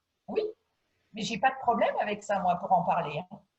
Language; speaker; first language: French; native; French